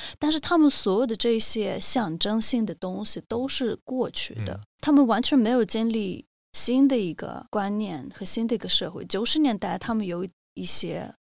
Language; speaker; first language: Chinese; non-native, fluent; Russian